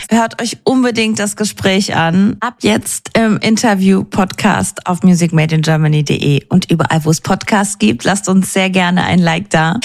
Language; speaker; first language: German; native; German